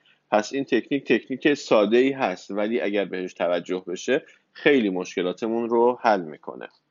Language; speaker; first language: Persian; native; Persian